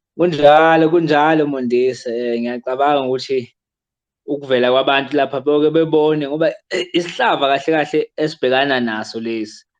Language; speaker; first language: Zulu; native; Zulu